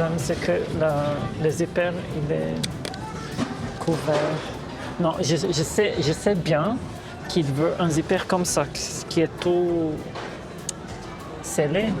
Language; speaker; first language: French; non-native, fluent; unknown